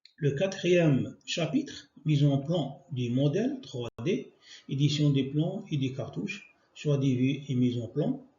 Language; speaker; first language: French; non-native, local second language; Arabic